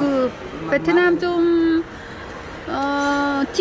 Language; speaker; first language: Korean; non-native, learner; Vietnamese